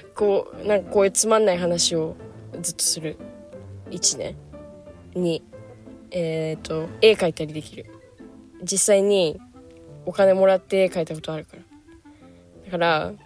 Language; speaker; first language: Japanese; native; Japanese